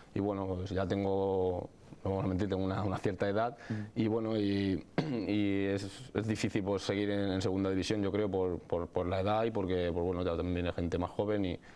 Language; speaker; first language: Spanish; native; Spanish